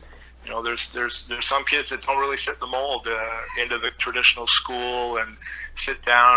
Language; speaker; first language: English; native; English